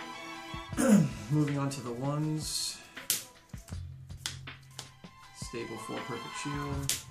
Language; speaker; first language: English; native; English